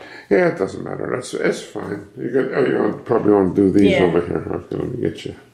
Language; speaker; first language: English; native; English